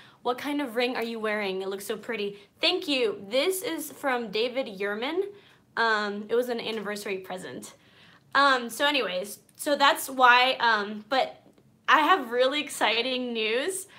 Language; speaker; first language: English; early bilingual, other home language; Spanish